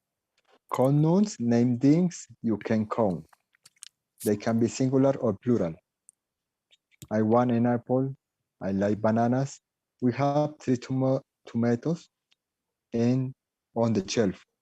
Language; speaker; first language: English; non-native, learner; Spanish